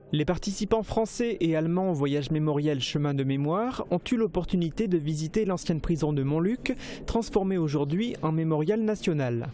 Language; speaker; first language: French; native; French